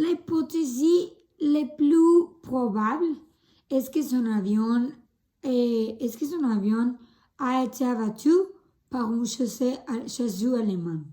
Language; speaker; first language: French; non-native, learner; Spanish